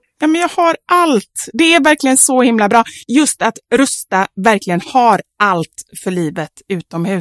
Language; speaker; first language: Swedish; native; Swedish